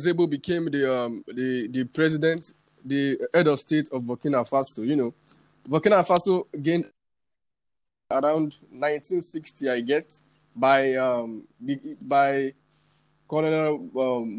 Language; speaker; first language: English; non-native, local second language; Yoruba